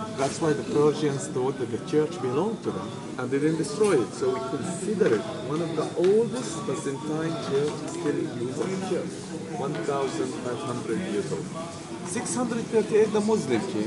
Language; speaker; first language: English; non-native, fluent; Arabic